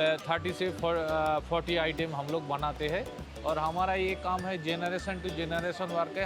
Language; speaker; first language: Hindi; non-native, local second language; Bangla